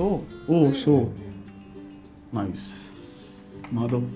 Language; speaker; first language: Japanese; non-native, learner; Hindi